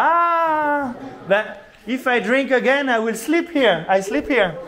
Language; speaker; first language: English; non-native, fluent; French